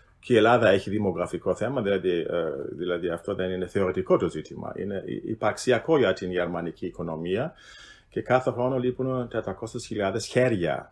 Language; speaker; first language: Greek; non-native, fluent; German